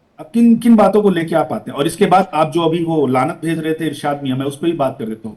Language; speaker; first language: Hindi; native; Hindi